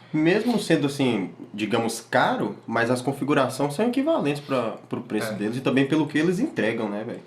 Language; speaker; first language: Portuguese; native; Portuguese